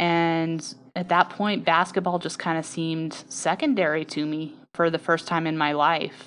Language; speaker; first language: English; native; English